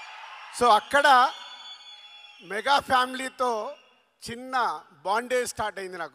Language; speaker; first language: Telugu; native; Telugu